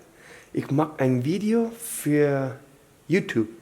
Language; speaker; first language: German; non-native, learner; English